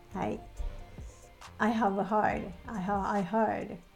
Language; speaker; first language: English; non-native, fluent; Japanese